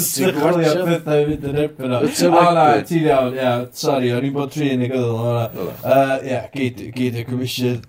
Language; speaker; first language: Welsh; native; Welsh